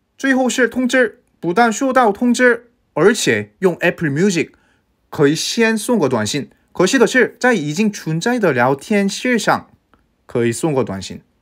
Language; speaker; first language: Chinese; non-native, fluent; Korean